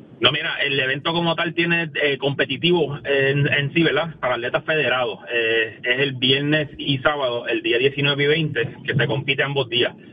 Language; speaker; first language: Spanish; native; Spanish